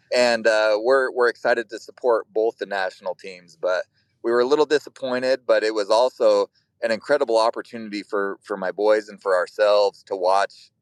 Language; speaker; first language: English; native; English